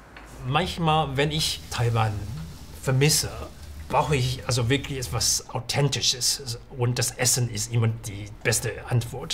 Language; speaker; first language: German; non-native, fluent; Chinese